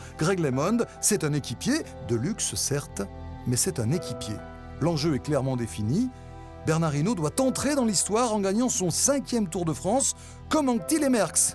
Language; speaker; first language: French; native; French